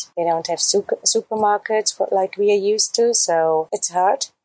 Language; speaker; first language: English; non-native, fluent; German